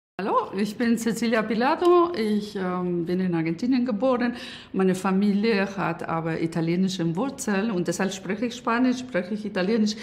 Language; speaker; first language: German; non-native, fluent; Spanish